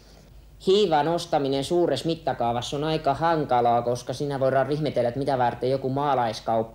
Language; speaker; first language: Finnish; native; Finnish